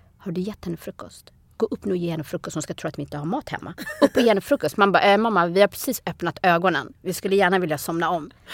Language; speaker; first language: Swedish; early bilingual, other home language; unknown